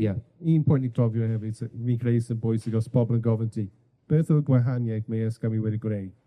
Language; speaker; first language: Welsh; non-native, fluent; English